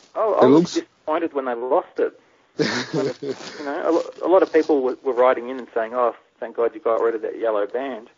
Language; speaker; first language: English; native; English